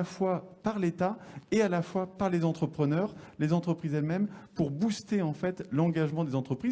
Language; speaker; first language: French; native; French